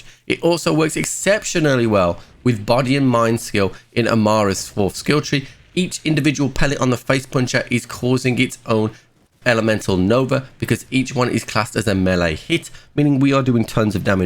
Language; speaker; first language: English; native; English